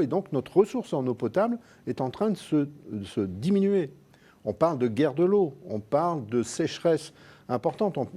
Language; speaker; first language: French; native; French